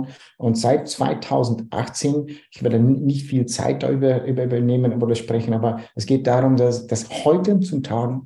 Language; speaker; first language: German; non-native, fluent; Dutch